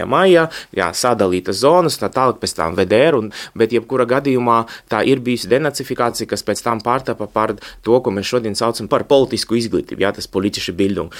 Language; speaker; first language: Latvian; non-native, local second language; Russian